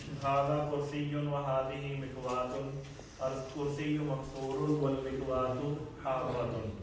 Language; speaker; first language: Arabic; non-native, fluent; Urdu